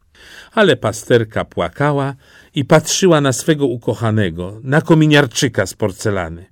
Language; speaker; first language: Polish; native; Polish